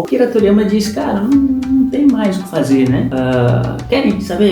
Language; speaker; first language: Portuguese; native; Portuguese